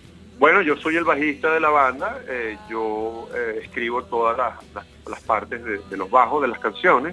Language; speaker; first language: Spanish; native; Spanish